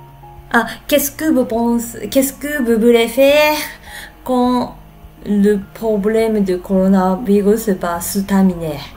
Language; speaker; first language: French; non-native, learner; Japanese